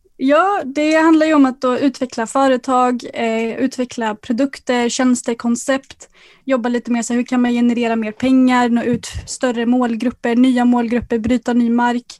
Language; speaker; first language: Swedish; early bilingual, other home language; Arabic